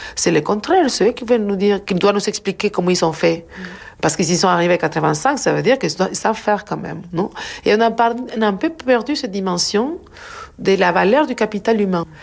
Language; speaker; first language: French; non-native, fluent; Spanish